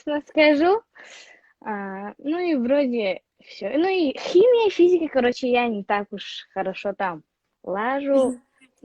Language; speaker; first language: Russian; non-native, local second language; Yakut